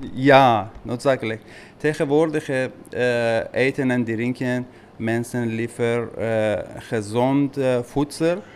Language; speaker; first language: Dutch; non-native, learner; Persian